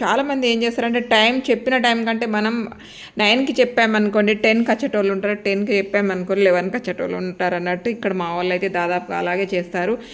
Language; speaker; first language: Telugu; non-native, local second language; Lambadi